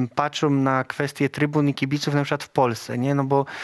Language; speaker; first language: Polish; native; Polish